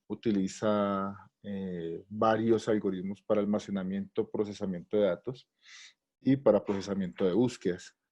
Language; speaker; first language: Spanish; native; Spanish